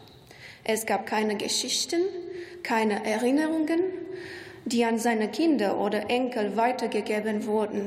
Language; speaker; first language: German; non-native, fluent; Romanian